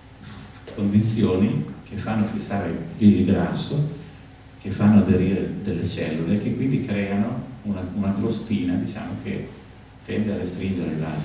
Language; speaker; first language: Italian; native; Italian